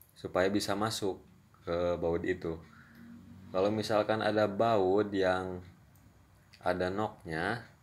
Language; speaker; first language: Indonesian; non-native, local second language; Sundanese